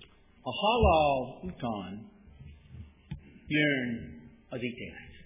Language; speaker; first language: Hungarian; non-native, fluent; English